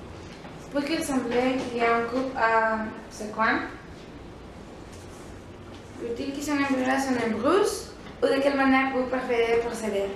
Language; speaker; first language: French; non-native, learner; Spanish